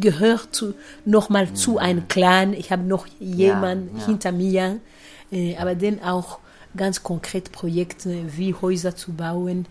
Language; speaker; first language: German; non-native, fluent; Kinyarwanda